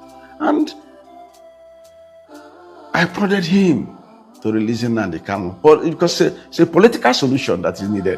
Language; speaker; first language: English; non-native, local second language; Igbo